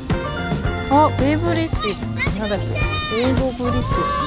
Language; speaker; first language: Japanese; native; Japanese